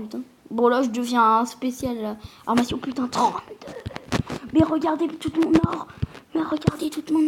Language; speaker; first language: French; native; French